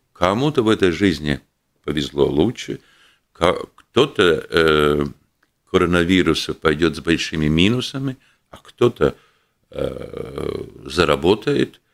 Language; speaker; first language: Russian; non-native, local second language; Latvian